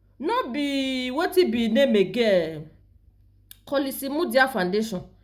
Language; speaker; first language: Nigerian Pidgin; non-native, local second language; Yoruba